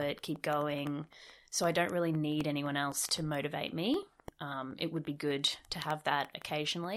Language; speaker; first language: English; native; English